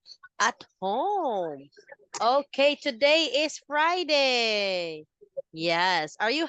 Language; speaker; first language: English; non-native, fluent; Filipino